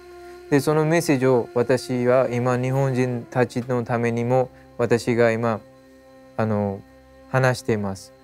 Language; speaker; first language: Japanese; non-native, learner; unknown